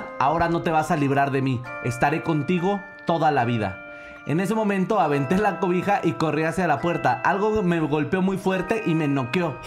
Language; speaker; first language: Spanish; native; Spanish